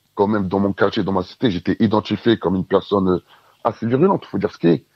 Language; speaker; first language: French; native; French